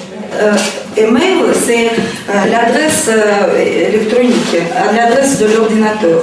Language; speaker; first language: French; non-native, fluent; Russian